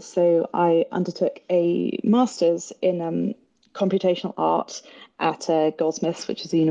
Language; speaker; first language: English; native; English